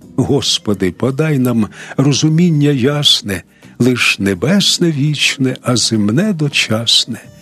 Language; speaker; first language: Ukrainian; non-native, local second language; Russian